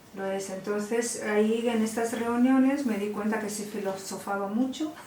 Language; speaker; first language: Spanish; non-native, fluent; Romanian